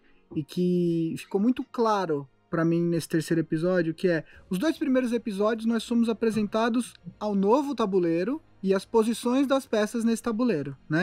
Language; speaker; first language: Portuguese; native; Portuguese